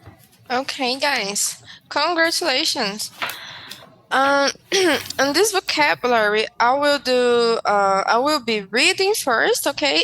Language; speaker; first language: English; non-native, fluent; Portuguese